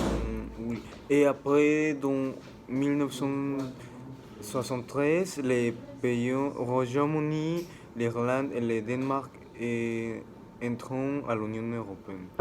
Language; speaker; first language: French; non-native, learner; Spanish